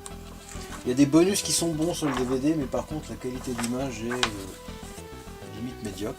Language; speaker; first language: French; native; French